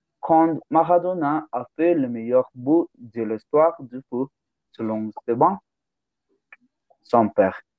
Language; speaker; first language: French; non-native, learner; Spanish